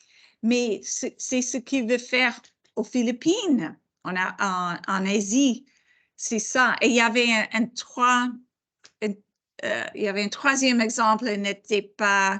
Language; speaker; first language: French; non-native, fluent; English